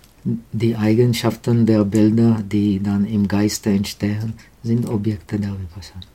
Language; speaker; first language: German; non-native, fluent; Czech